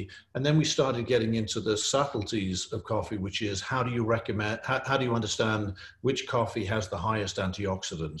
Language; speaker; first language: English; native; English